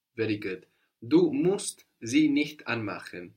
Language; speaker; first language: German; non-native, fluent; English